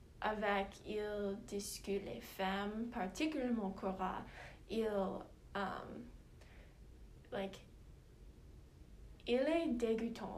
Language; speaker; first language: French; non-native, learner; English